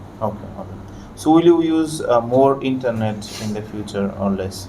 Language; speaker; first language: English; non-native, fluent; Bangla